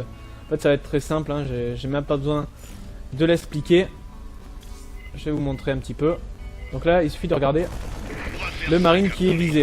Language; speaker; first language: French; native; French